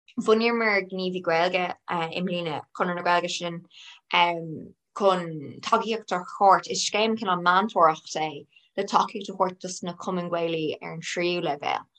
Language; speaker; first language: Irish; non-native, local second language; English